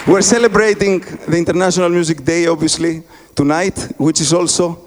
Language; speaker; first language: English; non-native, fluent; Greek